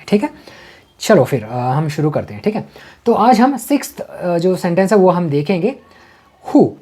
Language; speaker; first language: Hindi; non-native, local second language; Tamil